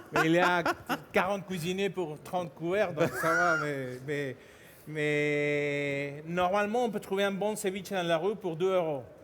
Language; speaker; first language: French; non-native, fluent; Spanish